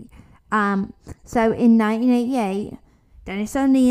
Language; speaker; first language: English; native; English